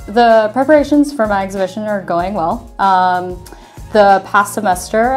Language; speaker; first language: English; native; English